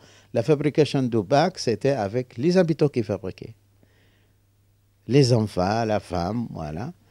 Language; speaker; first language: French; non-native, learner; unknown